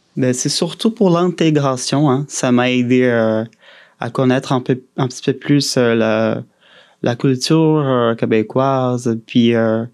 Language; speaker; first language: French; non-native, fluent; Portuguese